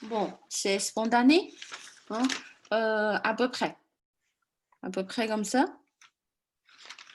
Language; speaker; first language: French; non-native, fluent; Chinese